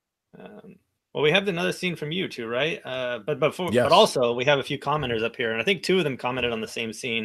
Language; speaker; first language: English; native; English